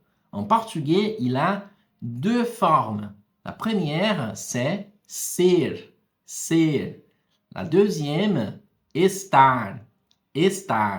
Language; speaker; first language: French; non-native, fluent; Portuguese